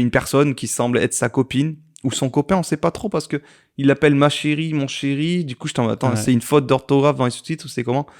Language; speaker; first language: French; native; French